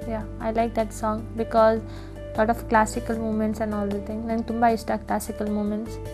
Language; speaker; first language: Kannada; non-native, local second language; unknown